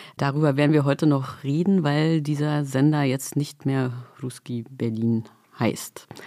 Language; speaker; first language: German; native; German